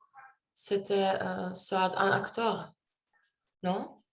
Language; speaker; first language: French; non-native, learner; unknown